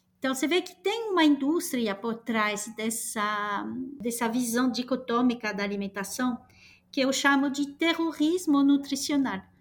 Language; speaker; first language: Portuguese; non-native, fluent; French